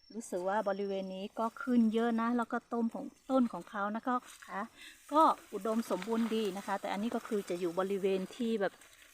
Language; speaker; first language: Thai; non-native, local second language; Hmong